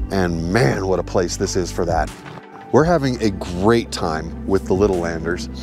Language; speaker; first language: English; native; English